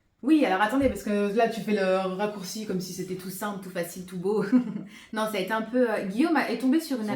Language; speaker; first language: French; native; French